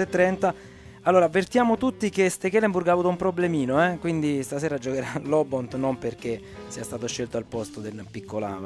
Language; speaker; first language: Italian; native; Italian